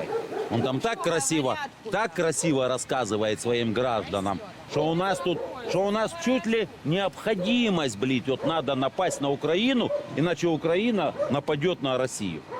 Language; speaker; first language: Russian; native; Russian